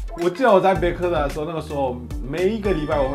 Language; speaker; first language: Chinese; non-native, fluent; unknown